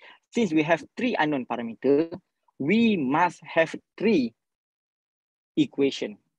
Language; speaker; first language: English; non-native, local second language; Malay